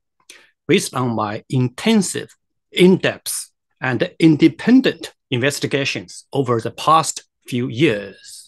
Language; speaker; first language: English; non-native, fluent; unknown